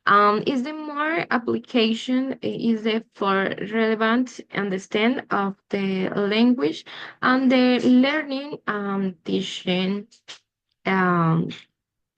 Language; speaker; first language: English; non-native, learner; Spanish